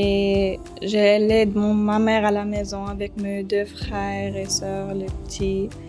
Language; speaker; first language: French; early bilingual, other home language; Arabic